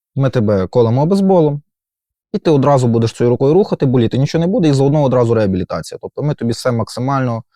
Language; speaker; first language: Ukrainian; native; Ukrainian